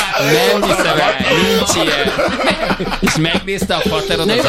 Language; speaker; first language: Hungarian; native; Hungarian